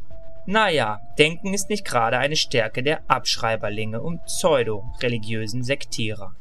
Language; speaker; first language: German; native; German